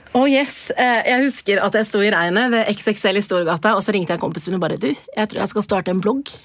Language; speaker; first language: Norwegian; early bilingual, other home language; Persian